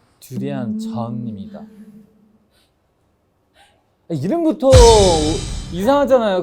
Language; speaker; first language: Korean; non-native, fluent; Chinese